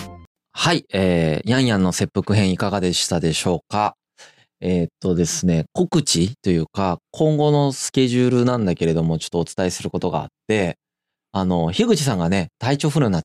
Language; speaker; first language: Japanese; native; Japanese